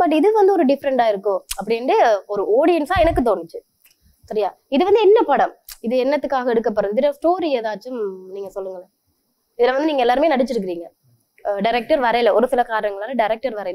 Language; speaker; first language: Tamil; native; Tamil